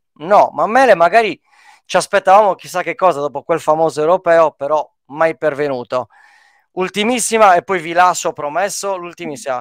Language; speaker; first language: Italian; native; Italian